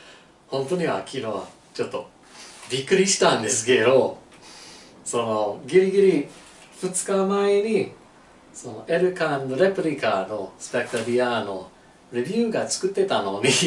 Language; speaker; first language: Japanese; non-native, learner; English